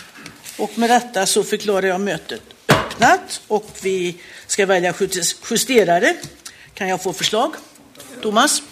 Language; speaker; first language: Swedish; native; Swedish